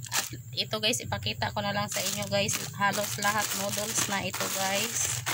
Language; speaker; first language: Filipino; non-native, local second language; Cebuano